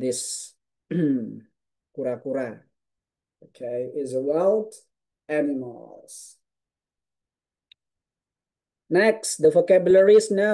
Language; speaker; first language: English; non-native, fluent; Indonesian